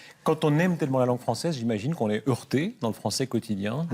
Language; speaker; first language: French; native; French